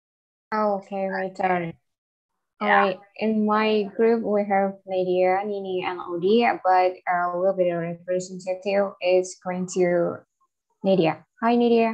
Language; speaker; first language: English; non-native, fluent; Indonesian